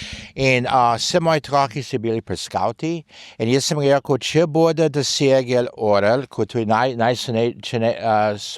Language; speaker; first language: Slovenian; early bilingual, heritage; Slovenian